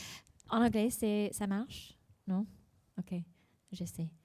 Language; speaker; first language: French; non-native, learner; English